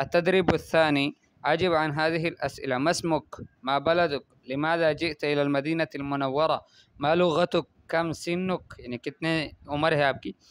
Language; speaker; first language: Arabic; non-native, fluent; Urdu